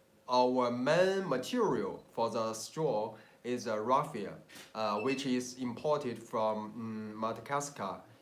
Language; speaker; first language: English; non-native, learner; Chinese